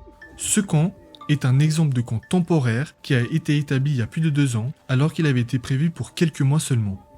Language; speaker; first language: French; native; French